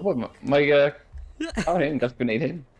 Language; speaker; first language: Welsh; non-native, local second language; English